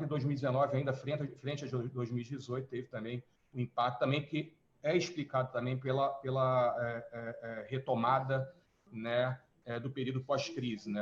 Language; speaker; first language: Portuguese; native; Portuguese